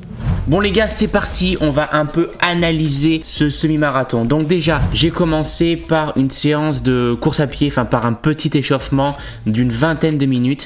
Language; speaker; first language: French; native; French